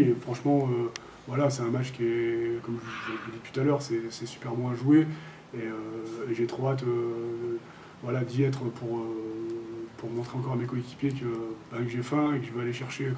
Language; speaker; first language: French; native; French